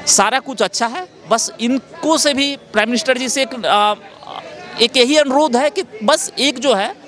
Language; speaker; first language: Hindi; native; Hindi